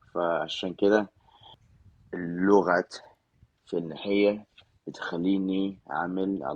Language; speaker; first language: Arabic; non-native, learner; Spanish